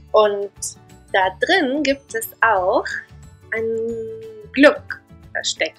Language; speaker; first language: German; non-native, fluent; Bulgarian